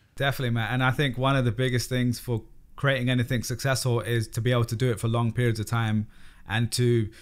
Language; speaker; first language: English; native; English